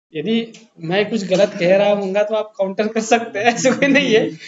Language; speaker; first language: Hindi; non-native, local second language; Marathi